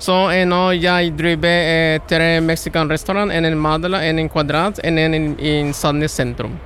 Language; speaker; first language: Norwegian; non-native, learner; Spanish